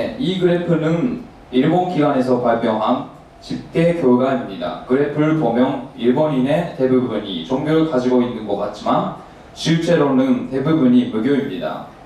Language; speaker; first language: Korean; non-native, learner; Japanese